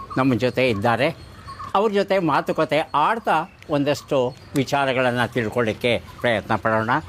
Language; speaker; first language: Kannada; native; Kannada